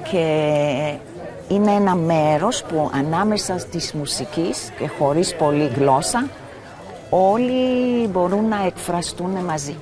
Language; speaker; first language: Greek; non-native, fluent; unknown